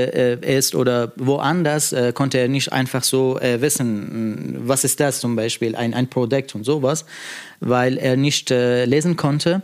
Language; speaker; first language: German; non-native, fluent; Persian